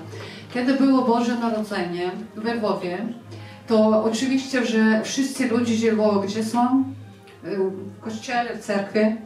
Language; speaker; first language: Polish; non-native, fluent; Ukrainian